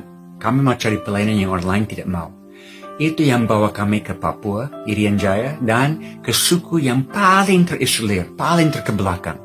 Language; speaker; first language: Indonesian; non-native, fluent; English